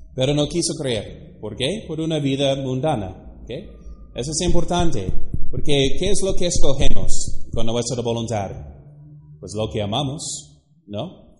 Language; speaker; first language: Spanish; non-native, fluent; English